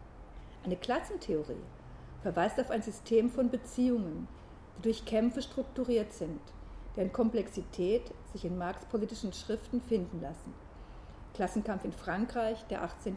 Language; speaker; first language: German; native; German